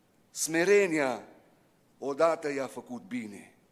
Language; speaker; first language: Romanian; early bilingual, heritage; Romanian